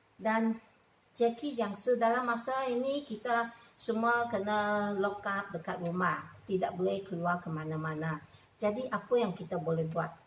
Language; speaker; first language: Malay; non-native, local second language; Chinese